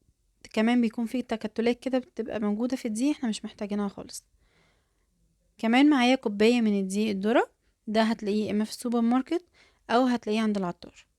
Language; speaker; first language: Arabic; native; Arabic